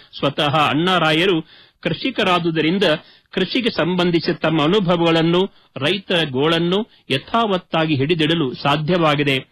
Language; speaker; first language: Kannada; native; Kannada